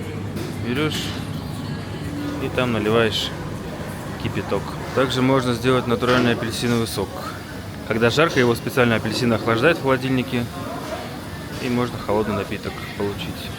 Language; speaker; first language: Russian; native; Russian